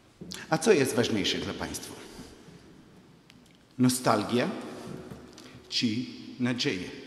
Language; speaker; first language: Polish; non-native, fluent; Hebrew